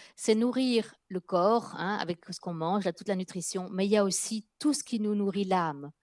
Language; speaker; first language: French; early bilingual, other home language; Dutch